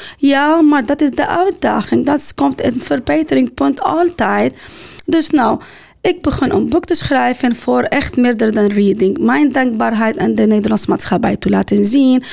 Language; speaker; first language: Dutch; non-native, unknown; Arabic